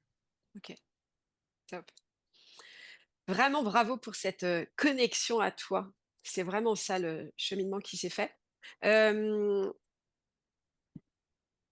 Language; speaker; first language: French; native; French